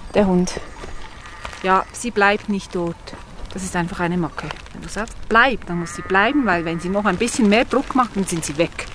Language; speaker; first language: German; native; German